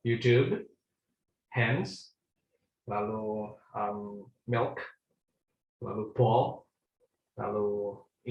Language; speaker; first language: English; non-native, fluent; Indonesian